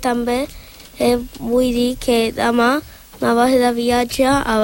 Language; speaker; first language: Catalan; early bilingual, other home language; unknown